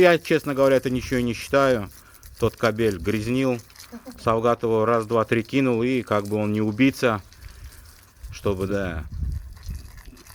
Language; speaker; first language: Russian; native; Russian